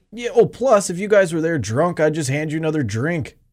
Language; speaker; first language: English; non-native, fluent; Czech